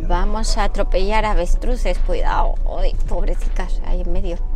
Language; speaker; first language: Spanish; native; Spanish